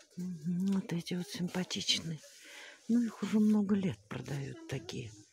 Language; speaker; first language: Russian; native; Russian